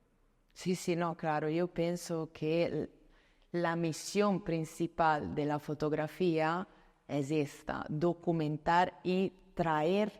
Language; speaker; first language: Spanish; non-native, fluent; Italian